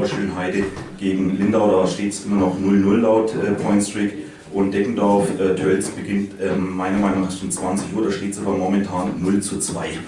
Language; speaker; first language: German; native; German